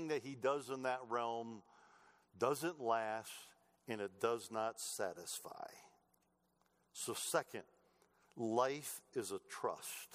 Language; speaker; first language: English; native; English